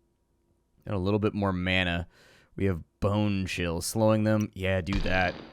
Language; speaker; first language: English; native; English